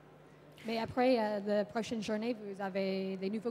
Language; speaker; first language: French; non-native, fluent; English